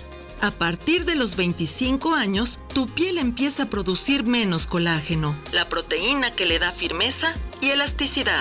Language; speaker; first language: Spanish; native; Spanish